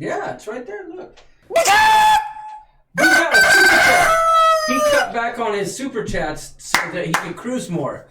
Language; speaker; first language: English; native; English